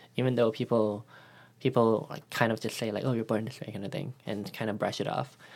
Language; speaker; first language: English; early bilingual, other home language; Thai